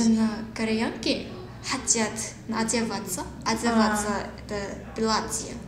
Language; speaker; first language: Russian; non-native, learner; Korean